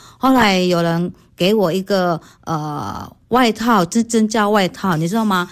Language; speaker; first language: Chinese; non-native, fluent; Indonesian